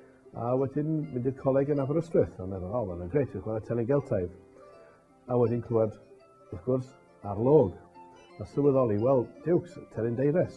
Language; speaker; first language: Welsh; native; Welsh